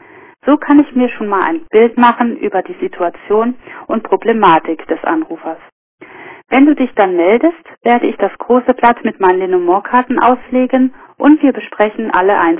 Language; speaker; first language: German; native; German